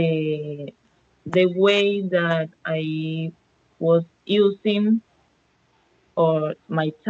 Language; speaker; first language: English; non-native, learner; Spanish